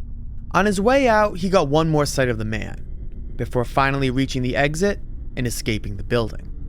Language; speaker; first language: English; native; English